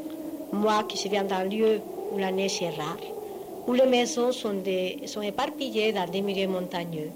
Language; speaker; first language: French; non-native, fluent; Spanish